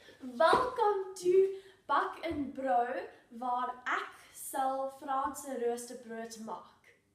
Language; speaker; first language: Afrikaans; non-native, local second language; English